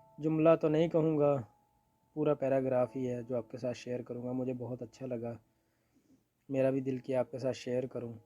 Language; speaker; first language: Urdu; non-native, local second language; Punjabi